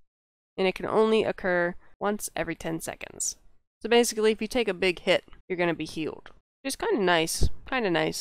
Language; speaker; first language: English; native; English